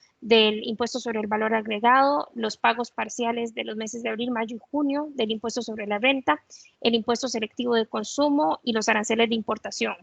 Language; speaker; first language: Spanish; native; Spanish